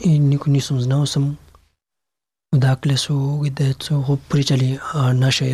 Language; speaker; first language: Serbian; non-native, learner; Pashto